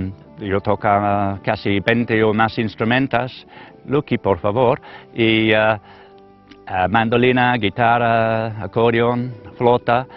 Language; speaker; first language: Spanish; non-native, learner; English